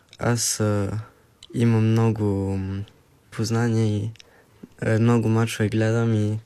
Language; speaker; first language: Bulgarian; early bilingual, heritage; Bulgarian